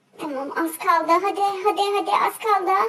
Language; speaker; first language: Turkish; native; Turkish